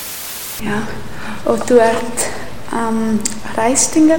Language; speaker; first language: Icelandic; non-native, learner; English